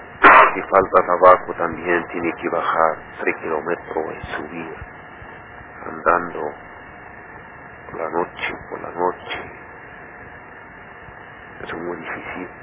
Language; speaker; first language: Spanish; non-native, learner; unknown